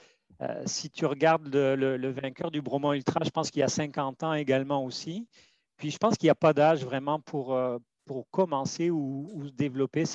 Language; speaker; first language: French; native; French